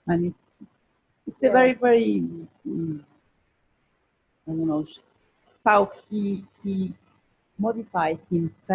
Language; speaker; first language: English; non-native, fluent; Spanish